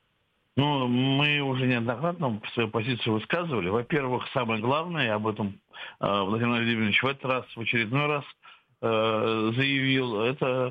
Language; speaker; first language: Russian; native; Russian